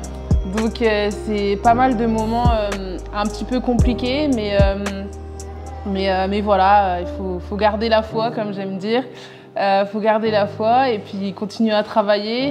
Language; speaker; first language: French; native; French